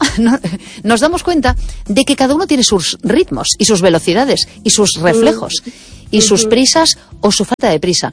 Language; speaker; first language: Spanish; native; Spanish